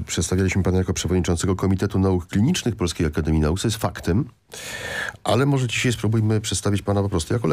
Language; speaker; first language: Polish; native; Polish